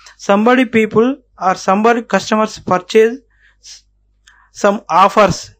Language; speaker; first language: English; non-native, local second language; Telugu